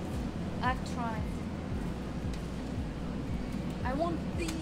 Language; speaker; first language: English; non-native, learner; Uzbek